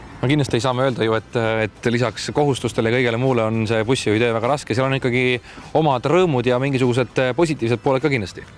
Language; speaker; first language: Estonian; native; Estonian